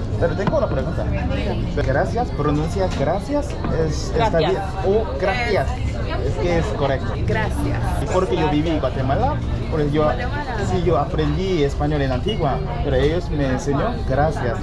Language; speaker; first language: Spanish; non-native, learner; Korean